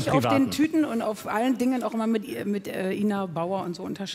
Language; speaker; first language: German; native; German